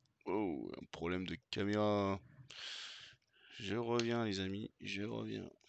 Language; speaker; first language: French; native; French